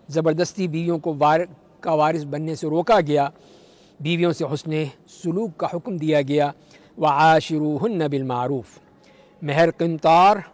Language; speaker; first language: Urdu; native; Urdu